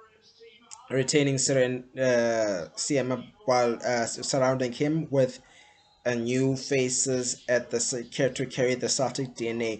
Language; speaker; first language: English; non-native, local second language; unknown